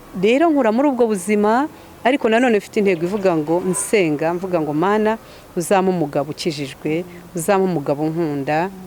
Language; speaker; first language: Kinyarwanda; early bilingual, heritage; Kinyarwanda